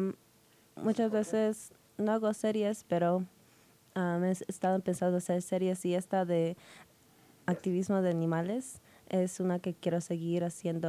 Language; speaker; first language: Spanish; early bilingual, heritage; Spanish